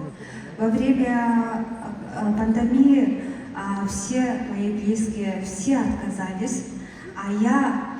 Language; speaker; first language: Russian; non-native, learner; Mongolian